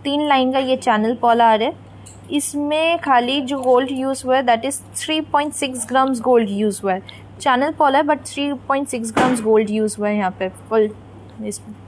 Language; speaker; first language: Hindi; non-native, local second language; Bangla